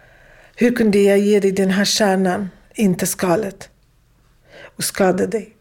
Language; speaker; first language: Swedish; non-native, fluent; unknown